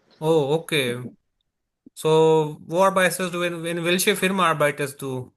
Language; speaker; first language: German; non-native, learner; Urdu